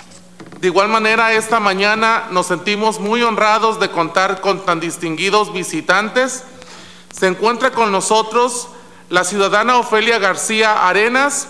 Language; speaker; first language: Spanish; native; Spanish